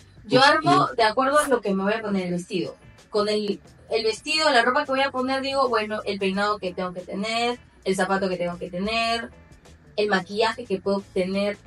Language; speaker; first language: Spanish; native; Spanish